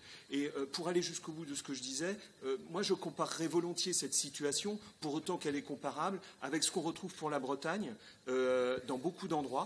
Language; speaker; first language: French; native; French